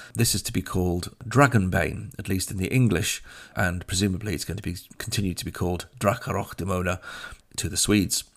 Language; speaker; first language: English; native; English